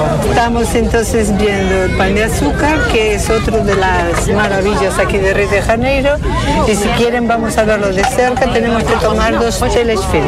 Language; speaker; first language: Spanish; non-native, fluent; Portuguese